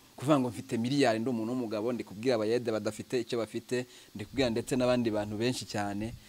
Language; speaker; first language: Kinyarwanda; native; Kinyarwanda